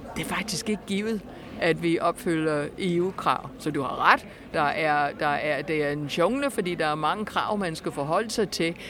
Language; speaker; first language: Danish; non-native, fluent; English